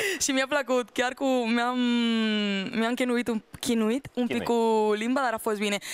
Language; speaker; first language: Romanian; non-native, learner; Spanish